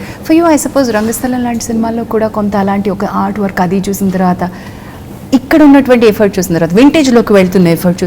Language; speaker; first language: Telugu; native; Telugu